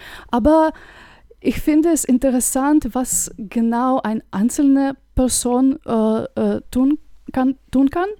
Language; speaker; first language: German; non-native, fluent; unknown